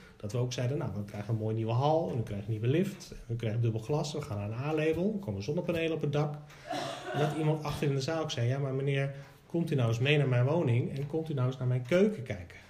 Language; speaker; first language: Dutch; native; Dutch